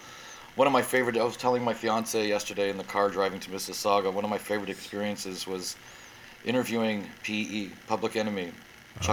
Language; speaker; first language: English; native; English